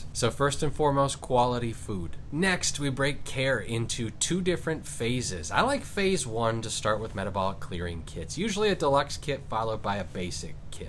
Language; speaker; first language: English; native; English